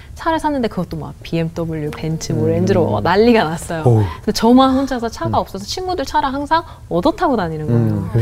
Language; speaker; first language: Korean; non-native, fluent; English